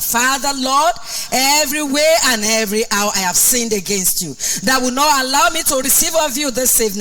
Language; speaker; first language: English; non-native, local second language; Yoruba